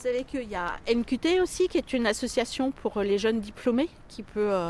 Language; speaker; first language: French; native; French